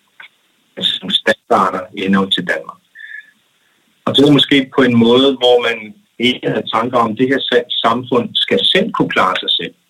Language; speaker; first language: Danish; non-native, local second language; Kalaallisut